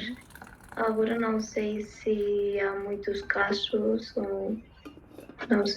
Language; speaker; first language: Portuguese; non-native, fluent; Spanish